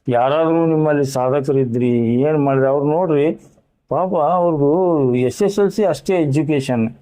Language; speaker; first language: Kannada; native; Kannada